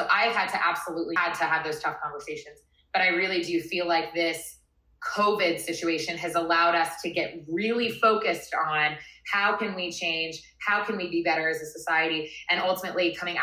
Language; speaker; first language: English; native; English